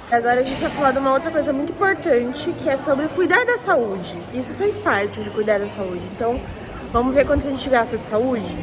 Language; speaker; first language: Portuguese; native; Portuguese